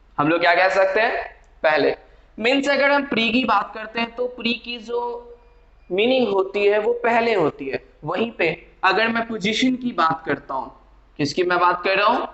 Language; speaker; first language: Hindi; native; Hindi